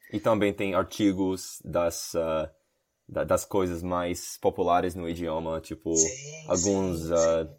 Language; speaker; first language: Portuguese; non-native, learner; English